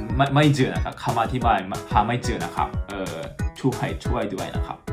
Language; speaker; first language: Thai; non-native, fluent; Japanese